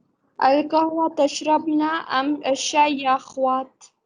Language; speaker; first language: Arabic; non-native, learner; Urdu